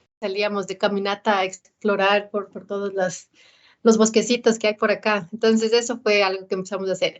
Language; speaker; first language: Spanish; native; Spanish